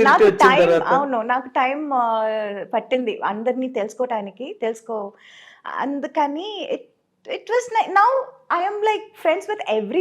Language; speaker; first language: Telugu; non-native, local second language; Tamil